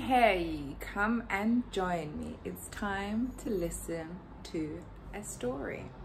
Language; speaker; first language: English; native; English